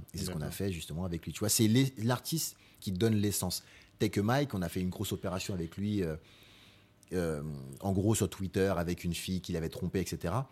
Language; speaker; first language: French; native; French